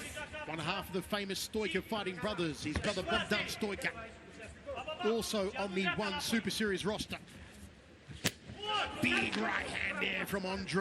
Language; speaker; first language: English; native; English